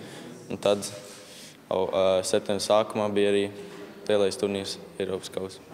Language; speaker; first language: Latvian; native; Latvian